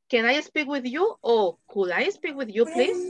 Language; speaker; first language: English; non-native, fluent; Spanish